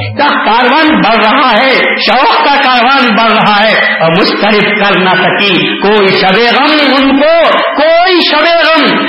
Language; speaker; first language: Urdu; native; Urdu